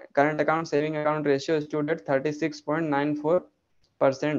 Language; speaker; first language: English; non-native, local second language; Hindi